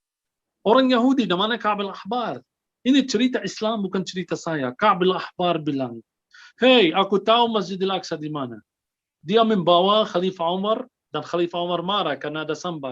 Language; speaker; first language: Indonesian; non-native, fluent; Arabic